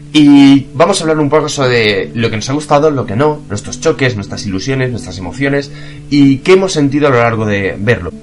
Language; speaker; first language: Spanish; native; Spanish